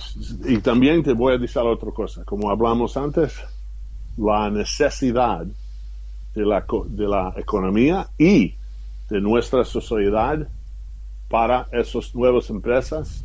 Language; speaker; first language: Spanish; non-native, fluent; English